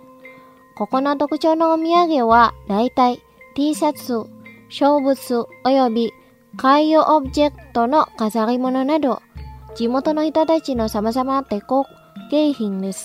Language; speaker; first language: Japanese; non-native, fluent; Indonesian